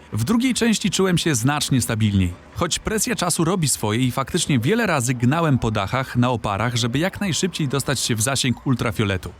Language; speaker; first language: Polish; native; Polish